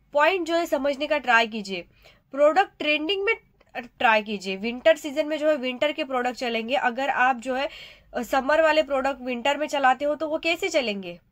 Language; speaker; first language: Hindi; native; Hindi